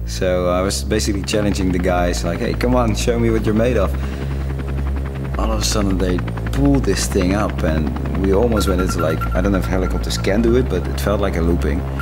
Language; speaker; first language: English; non-native, fluent; Dutch